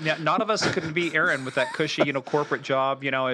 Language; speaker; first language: English; native; English